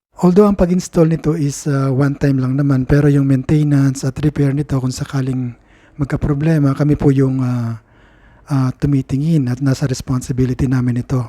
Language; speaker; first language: Filipino; native; Filipino